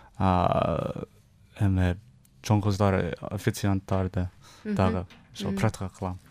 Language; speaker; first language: Kyrgyz; non-native, learner; English